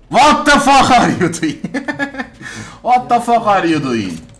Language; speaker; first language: English; non-native, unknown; Turkish